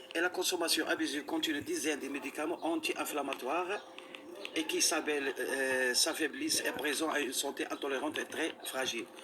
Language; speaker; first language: French; non-native, local second language; Arabic